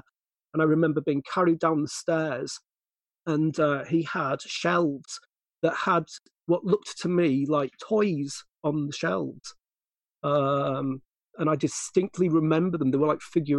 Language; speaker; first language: English; native; English